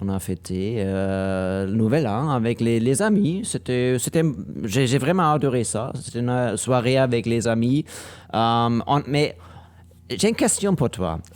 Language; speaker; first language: French; non-native, learner; German